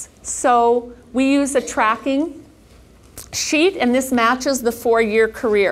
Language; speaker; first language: English; native; English